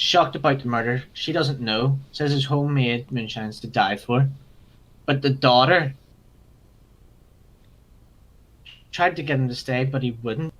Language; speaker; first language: English; native; English